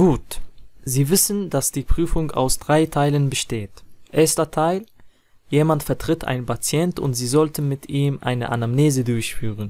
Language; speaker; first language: German; non-native, fluent; Arabic